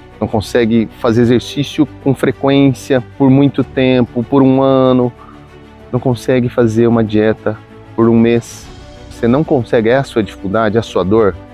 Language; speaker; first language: Portuguese; native; Portuguese